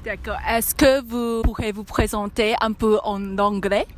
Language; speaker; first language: French; non-native, learner; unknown